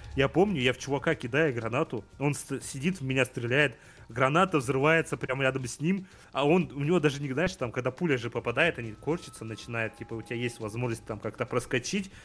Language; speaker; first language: Russian; native; Russian